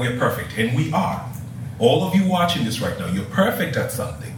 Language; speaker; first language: English; non-native, local second language; Swahili